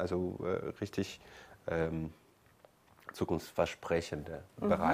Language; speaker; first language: German; non-native, fluent; Ukrainian